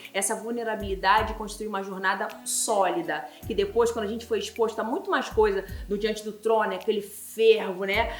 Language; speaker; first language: Portuguese; native; Portuguese